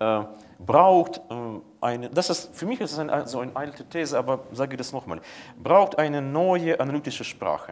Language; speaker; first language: German; non-native, fluent; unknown